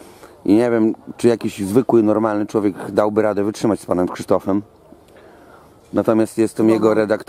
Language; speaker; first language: Polish; native; Polish